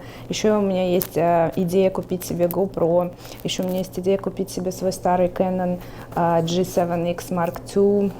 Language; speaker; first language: Russian; native; Russian